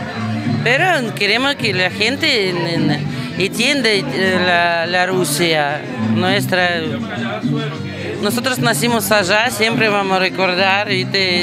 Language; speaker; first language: Spanish; non-native, learner; Russian